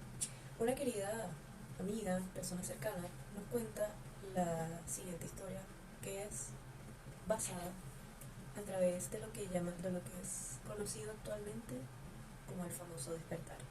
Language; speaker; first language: Spanish; native; Spanish